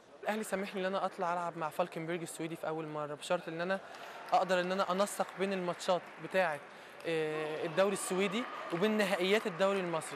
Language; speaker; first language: Arabic; native; Arabic